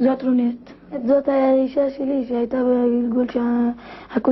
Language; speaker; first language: Hebrew; non-native, local second language; Arabic